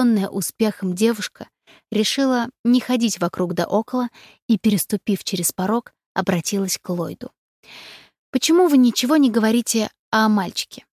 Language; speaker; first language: Russian; native; Russian